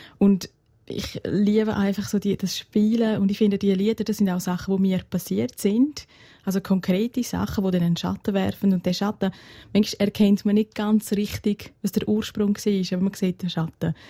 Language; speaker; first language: German; non-native, local second language; Romansh